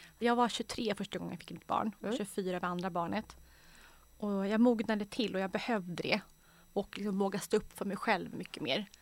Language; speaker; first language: Swedish; native; Swedish